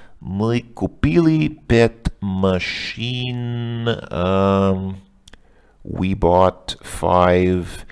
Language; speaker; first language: Russian; non-native, learner; English